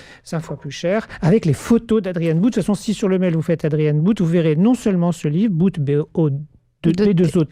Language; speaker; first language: French; native; French